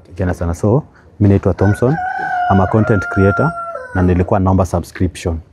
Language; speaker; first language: Swahili; native; Swahili